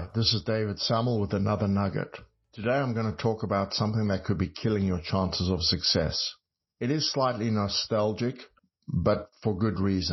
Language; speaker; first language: English; native; English